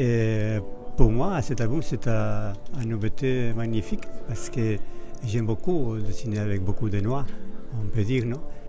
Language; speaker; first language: French; non-native, fluent; Spanish